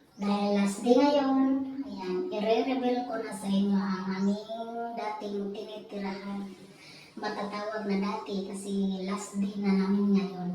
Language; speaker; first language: Filipino; native; Filipino